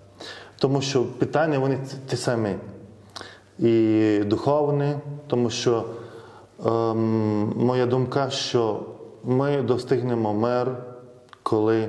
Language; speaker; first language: Ukrainian; non-native, fluent; Lithuanian